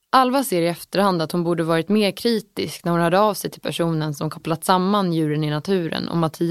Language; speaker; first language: Swedish; native; Swedish